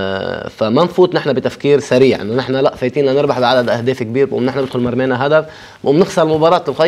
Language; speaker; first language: Arabic; native; Arabic